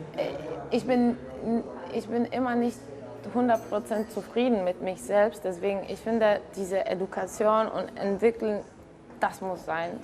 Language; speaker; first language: German; non-native, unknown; Polish